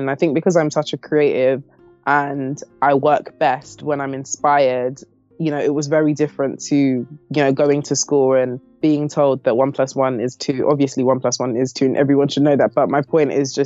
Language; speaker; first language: English; native; English